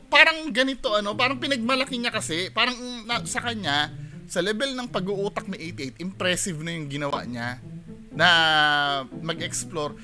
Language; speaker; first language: Filipino; native; Filipino